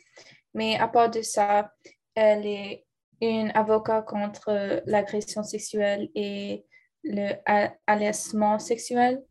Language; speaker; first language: French; non-native, learner; English